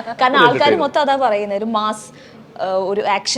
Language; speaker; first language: Malayalam; native; Malayalam